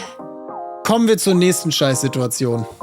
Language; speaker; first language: German; native; German